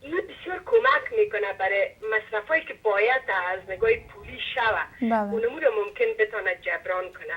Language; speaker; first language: Persian; native; Persian